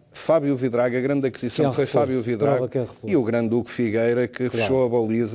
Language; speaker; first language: Portuguese; native; Portuguese